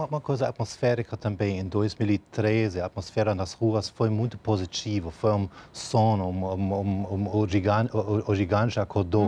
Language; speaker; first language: Portuguese; non-native, fluent; German